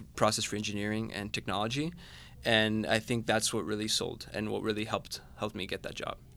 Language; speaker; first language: English; non-native, fluent; Spanish